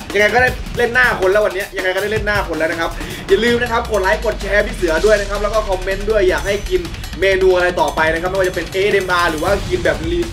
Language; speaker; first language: Thai; native; Thai